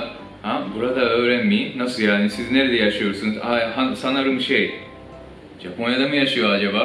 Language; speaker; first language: Turkish; non-native, fluent; Japanese